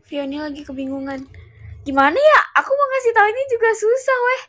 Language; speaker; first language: Indonesian; native; Indonesian